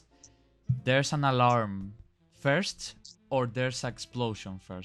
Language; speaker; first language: English; non-native, fluent; Spanish